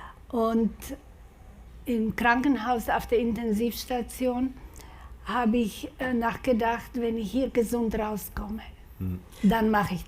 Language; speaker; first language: German; non-native, fluent; Slovak